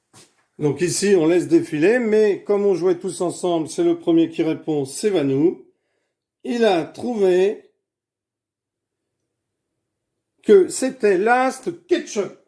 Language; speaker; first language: French; native; French